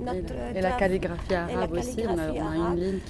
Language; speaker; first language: French; non-native, fluent; Arabic